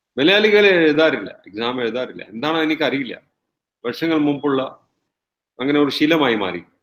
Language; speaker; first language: Malayalam; non-native, fluent; Hindi